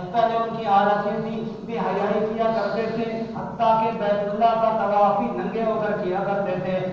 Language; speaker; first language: Urdu; non-native, local second language; Punjabi